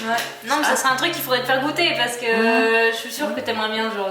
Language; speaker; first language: French; native; French